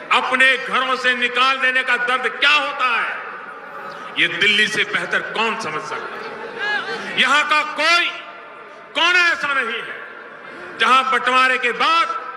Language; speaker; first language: Hindi; native; Hindi